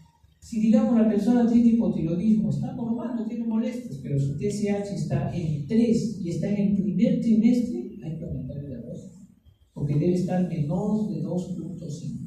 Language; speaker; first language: Spanish; native; Spanish